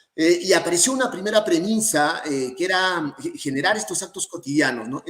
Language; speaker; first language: Spanish; native; Spanish